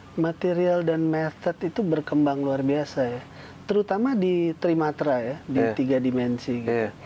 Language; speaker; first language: Indonesian; native; Indonesian